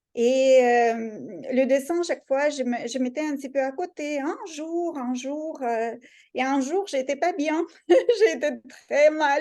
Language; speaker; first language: French; non-native, fluent; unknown